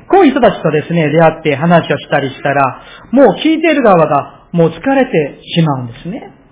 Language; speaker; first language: Japanese; non-native, fluent; Korean